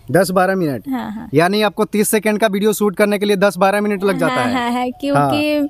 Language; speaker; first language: Hindi; native; Hindi